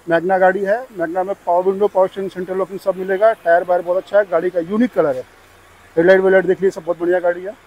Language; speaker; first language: Hindi; non-native, local second language; Bangla